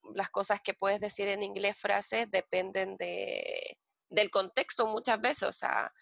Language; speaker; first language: Spanish; native; Spanish